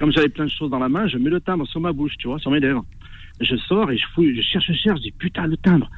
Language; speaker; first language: French; early bilingual, other home language; Arabic